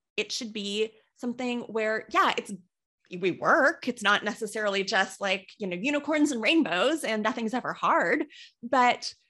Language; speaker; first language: English; native; English